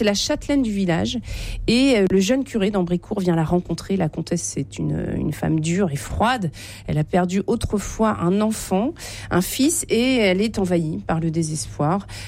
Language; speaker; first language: French; native; French